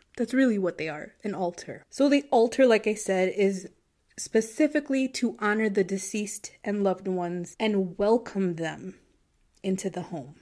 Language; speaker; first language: English; native; English